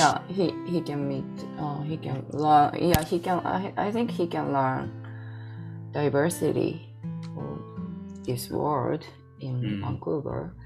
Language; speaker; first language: English; non-native, learner; Japanese